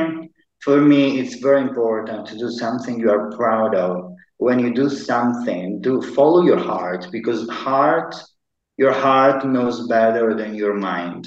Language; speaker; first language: English; non-native, fluent; Italian